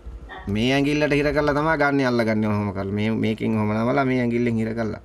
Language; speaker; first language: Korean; non-native, learner; Sinhala